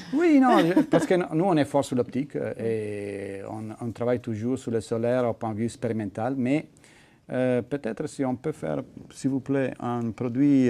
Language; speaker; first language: French; non-native, fluent; Italian